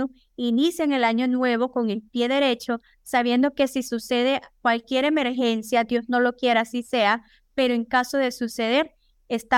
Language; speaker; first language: Spanish; native; Spanish